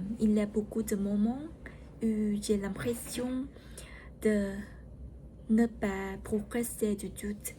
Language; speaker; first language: French; non-native, learner; Vietnamese